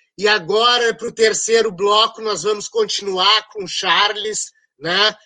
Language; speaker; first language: Portuguese; native; Portuguese